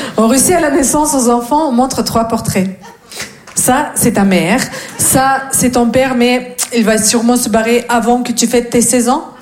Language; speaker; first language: French; non-native, fluent; Russian